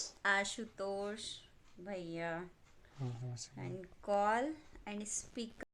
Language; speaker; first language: English; non-native, learner; Hindi